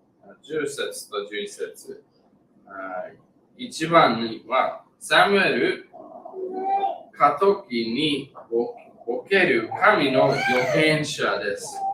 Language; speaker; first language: Japanese; non-native, learner; English